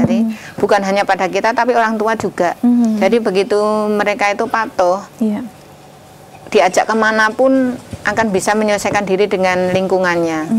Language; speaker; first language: Indonesian; native; Indonesian